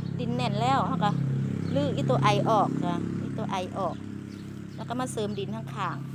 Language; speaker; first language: Thai; non-native, local second language; Lao